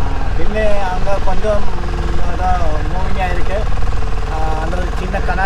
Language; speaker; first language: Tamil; non-native, local second language; Malayalam